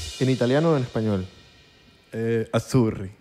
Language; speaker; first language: Spanish; native; Spanish